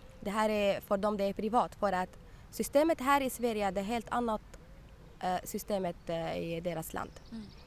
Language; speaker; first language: Swedish; non-native, learner; Arabic